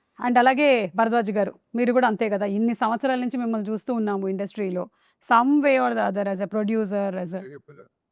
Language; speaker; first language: Telugu; native; Telugu